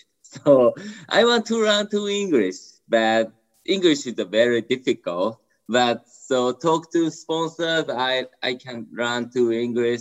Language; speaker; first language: English; non-native, learner; Japanese